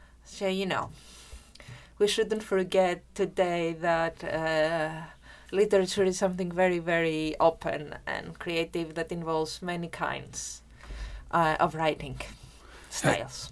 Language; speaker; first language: English; non-native, fluent; Greek